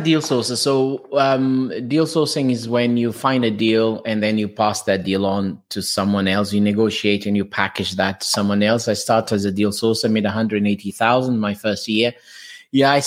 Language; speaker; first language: English; non-native, fluent; Portuguese